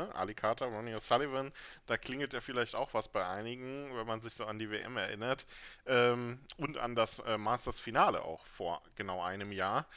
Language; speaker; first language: German; native; German